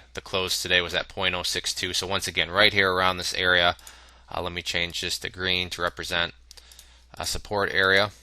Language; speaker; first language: English; native; English